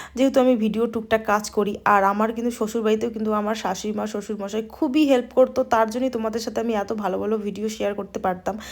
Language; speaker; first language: Bangla; non-native, local second language; Rangpuri